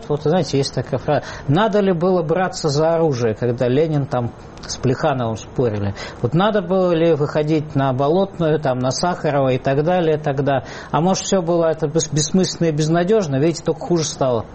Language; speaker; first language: Russian; native; Russian